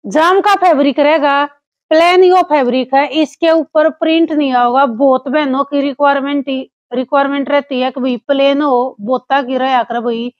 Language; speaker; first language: Hindi; native; Hindi